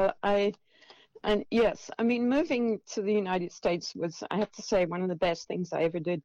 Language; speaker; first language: English; native; English